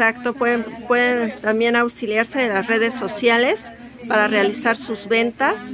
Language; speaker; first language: Spanish; native; Spanish